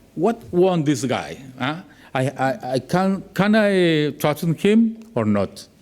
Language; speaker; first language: English; non-native, learner; Spanish